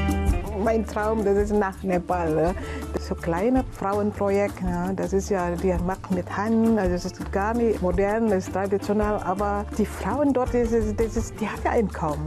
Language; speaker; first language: German; non-native, learner; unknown